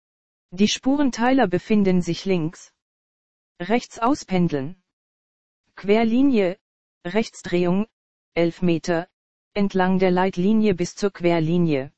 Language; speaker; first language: German; native; German